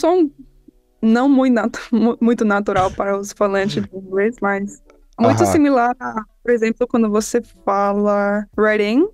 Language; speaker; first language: Portuguese; non-native, fluent; English